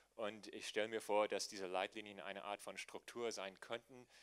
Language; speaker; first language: German; non-native, fluent; English